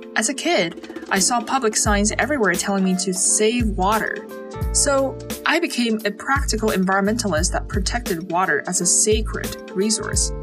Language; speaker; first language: English; early bilingual, other home language; Chinese